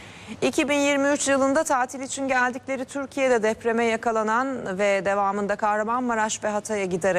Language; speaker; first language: Turkish; native; Turkish